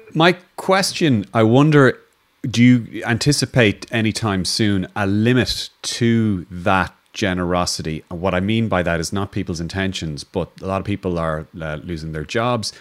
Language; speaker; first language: English; native; English